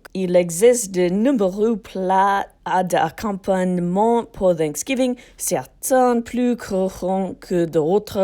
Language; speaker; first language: French; non-native, learner; English